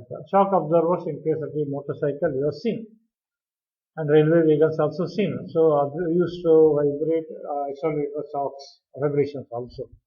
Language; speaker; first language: English; non-native, local second language; Kannada